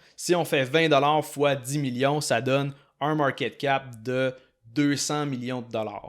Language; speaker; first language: French; native; French